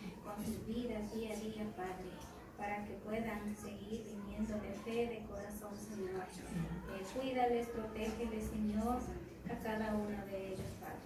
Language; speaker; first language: Spanish; native; Spanish